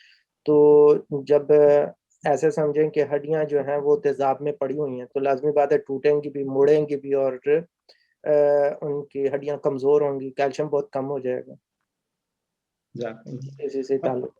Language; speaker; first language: Urdu; native; Urdu